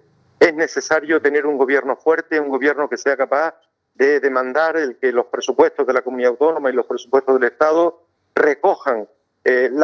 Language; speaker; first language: Spanish; native; Spanish